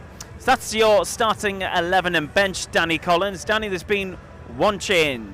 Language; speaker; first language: English; native; English